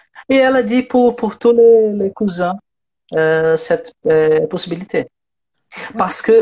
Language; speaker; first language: French; non-native, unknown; Portuguese